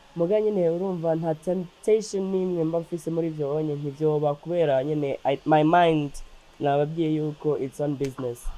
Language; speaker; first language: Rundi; non-native, local second language; Swahili